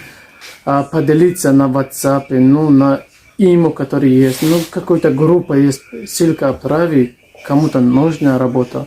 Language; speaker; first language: Russian; non-native, learner; Tajik